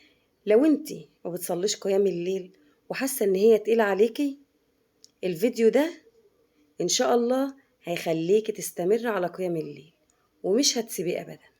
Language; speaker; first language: Arabic; native; Arabic